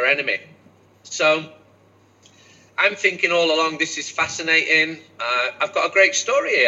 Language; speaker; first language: English; native; English